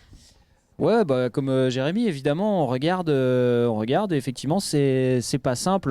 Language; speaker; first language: French; native; French